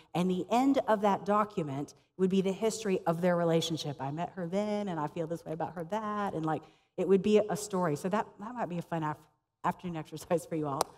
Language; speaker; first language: English; native; English